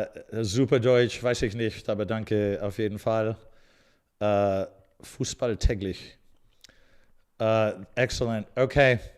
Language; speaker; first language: German; non-native, learner; English